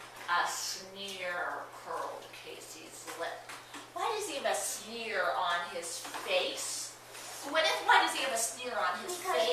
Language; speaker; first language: English; native; English